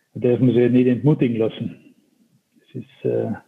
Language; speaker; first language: German; native; German